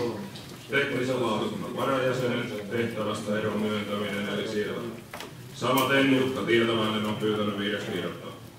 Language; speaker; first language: Finnish; native; Finnish